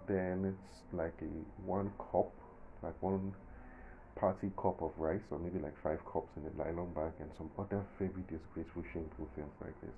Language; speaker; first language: English; non-native, local second language; Yoruba